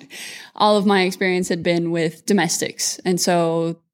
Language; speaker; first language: English; native; English